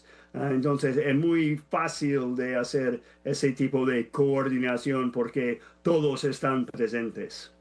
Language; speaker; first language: Spanish; non-native, fluent; English